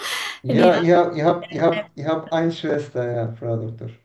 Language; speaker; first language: German; non-native, learner; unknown